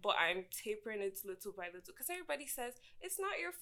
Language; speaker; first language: English; non-native, local second language; Igbo